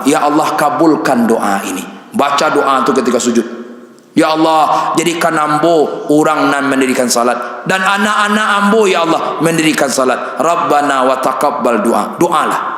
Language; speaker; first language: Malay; non-native, local second language; Minangkabau